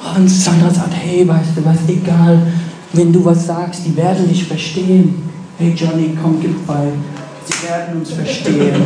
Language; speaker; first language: German; non-native, fluent; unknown